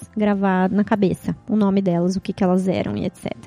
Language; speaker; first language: Portuguese; native; Portuguese